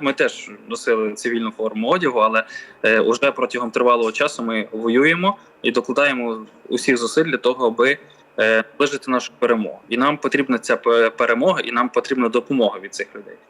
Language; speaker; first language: Ukrainian; native; Ukrainian